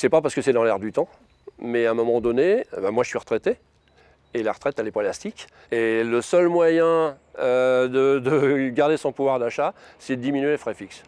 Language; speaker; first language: French; native; French